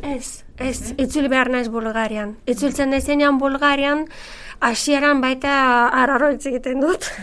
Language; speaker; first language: Basque; non-native, fluent; Bulgarian